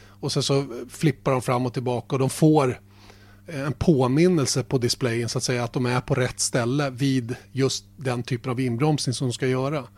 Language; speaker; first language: Swedish; native; Swedish